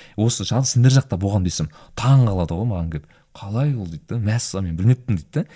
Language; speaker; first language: Kazakh; native; Kazakh